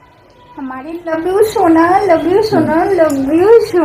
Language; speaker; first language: Hindi; non-native, local second language; Bangla